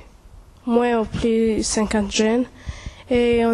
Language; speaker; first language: French; non-native, local second language; Kinyarwanda